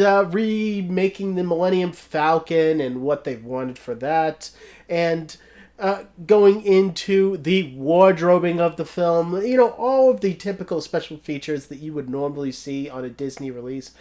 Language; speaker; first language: English; native; English